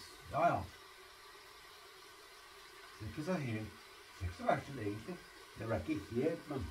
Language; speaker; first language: Norwegian; native; Norwegian